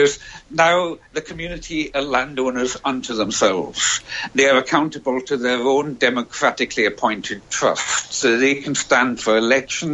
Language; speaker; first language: English; native; English